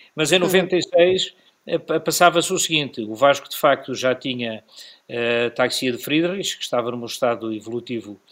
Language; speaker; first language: Portuguese; native; Portuguese